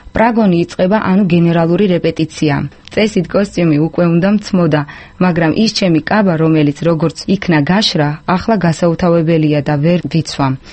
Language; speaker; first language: Georgian; non-native, local second language; Azerbaijani